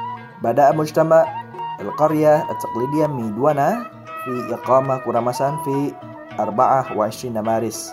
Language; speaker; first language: Arabic; non-native, fluent; Indonesian